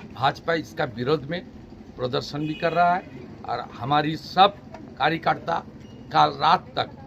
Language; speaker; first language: Hindi; non-native, local second language; Bangla